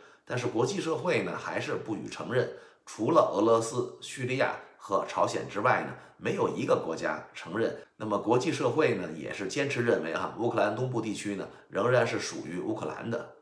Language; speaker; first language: Chinese; native; Chinese